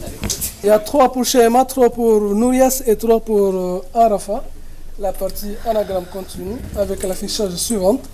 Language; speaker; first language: French; non-native, local second language; Comorian